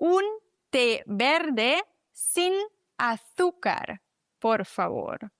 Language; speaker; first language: Spanish; non-native, fluent; German